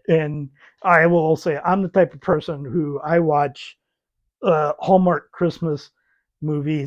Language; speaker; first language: English; native; English